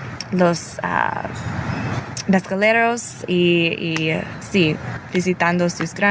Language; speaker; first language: Spanish; early bilingual, heritage; English